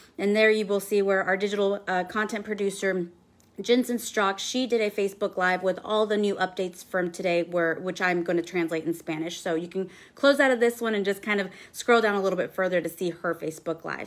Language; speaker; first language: English; early bilingual, other home language; Spanish